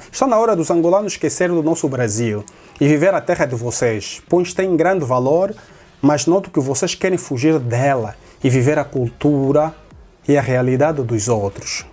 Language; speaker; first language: Portuguese; native; Portuguese